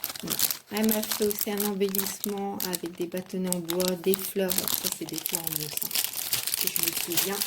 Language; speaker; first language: French; native; French